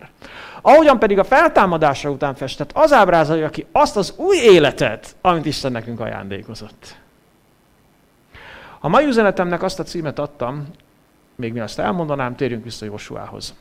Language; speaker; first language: Hungarian; native; Hungarian